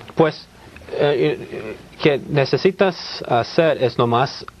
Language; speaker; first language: Spanish; early bilingual, heritage; Spanish